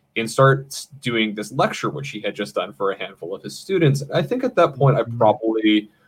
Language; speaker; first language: English; native; English